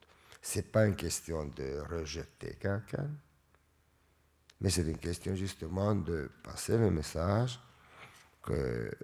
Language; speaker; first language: French; non-native, fluent; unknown